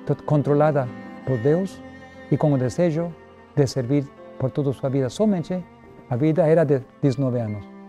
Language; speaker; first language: Portuguese; non-native, learner; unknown